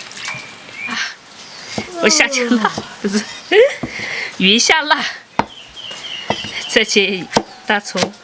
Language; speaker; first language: Chinese; native; Chinese